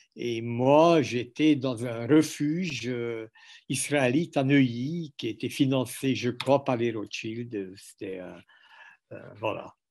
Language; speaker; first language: French; non-native, fluent; Hungarian